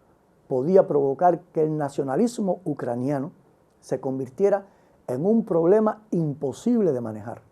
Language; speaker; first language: Spanish; native; Spanish